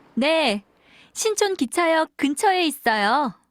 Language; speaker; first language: Korean; non-native, learner; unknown